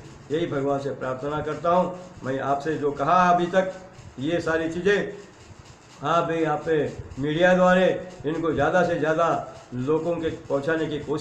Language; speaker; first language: Hindi; non-native, local second language; Lambadi